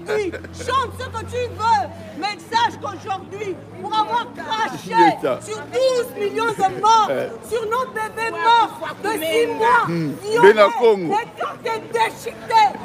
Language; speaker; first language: French; non-native, local second language; Lingala